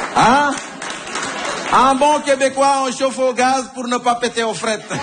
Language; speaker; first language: French; native; French